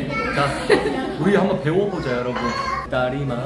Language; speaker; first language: Korean; native; Korean